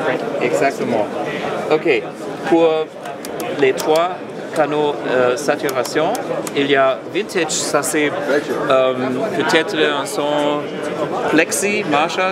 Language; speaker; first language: French; non-native, learner; German